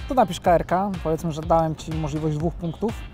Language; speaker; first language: Polish; native; Polish